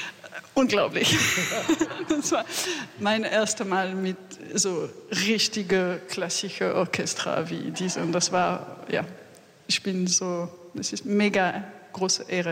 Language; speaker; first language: German; non-native, fluent; French